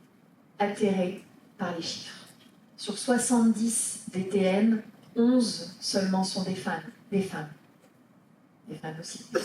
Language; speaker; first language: French; native; French